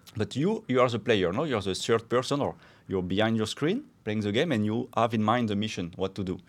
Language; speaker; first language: English; non-native, fluent; French